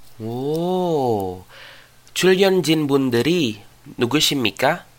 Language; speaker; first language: Korean; non-native, learner; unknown